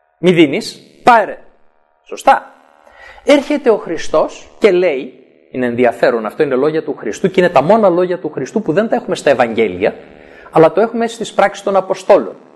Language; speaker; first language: Greek; native; Greek